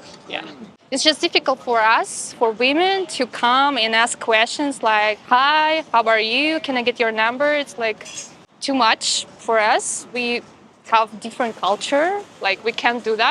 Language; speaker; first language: English; non-native, fluent; Russian